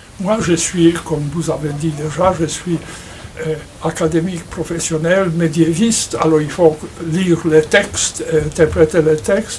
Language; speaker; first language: French; non-native, fluent; Polish